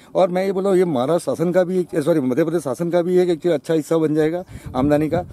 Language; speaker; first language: Hindi; non-native, local second language; Gujarati